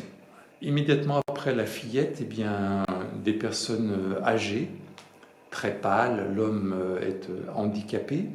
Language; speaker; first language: French; native; French